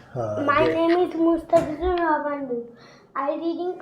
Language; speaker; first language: English; non-native, learner; Bangla